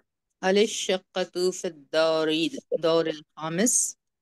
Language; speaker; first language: Arabic; non-native, learner; Urdu